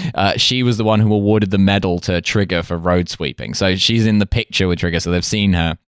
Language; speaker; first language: English; native; English